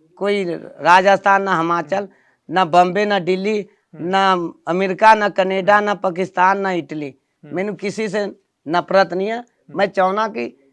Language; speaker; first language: Punjabi; non-native, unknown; Nepali